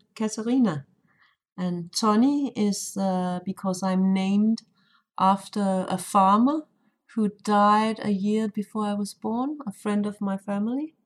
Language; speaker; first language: English; non-native, fluent; Danish